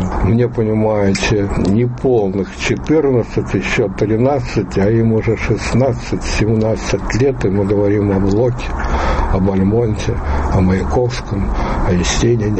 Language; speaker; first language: Russian; native; Russian